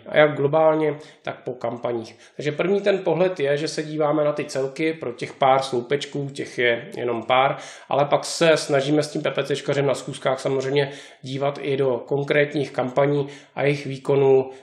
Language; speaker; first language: Czech; native; Czech